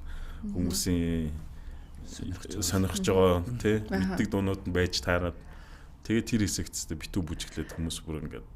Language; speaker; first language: Mongolian; native; Mongolian